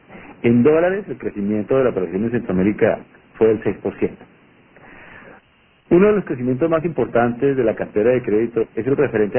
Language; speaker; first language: Spanish; native; Spanish